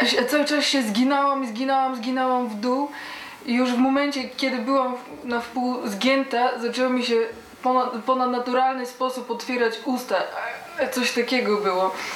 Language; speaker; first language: Polish; early bilingual, heritage; Polish